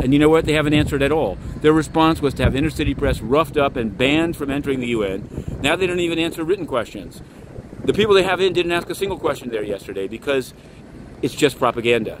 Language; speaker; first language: English; native; English